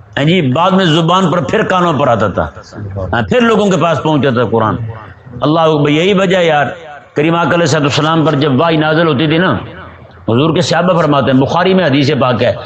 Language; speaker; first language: Urdu; non-native, local second language; Punjabi